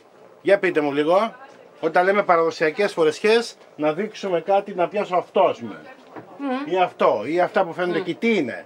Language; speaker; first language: Greek; native; Greek